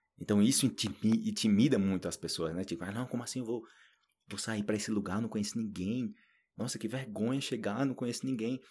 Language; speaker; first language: Portuguese; native; Portuguese